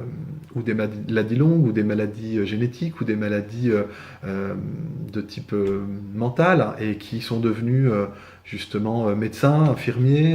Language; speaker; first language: French; native; French